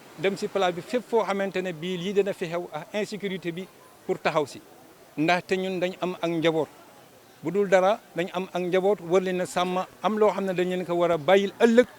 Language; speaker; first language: Wolof; native; Wolof